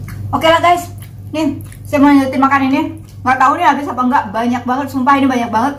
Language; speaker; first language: Indonesian; native; Indonesian